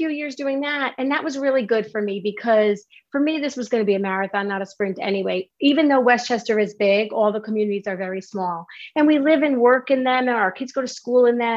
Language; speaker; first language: English; native; English